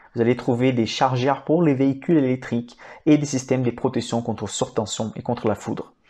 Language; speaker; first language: French; non-native, fluent; Portuguese